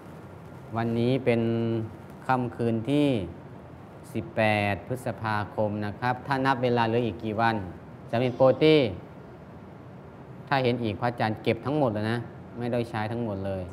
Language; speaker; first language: Thai; native; Thai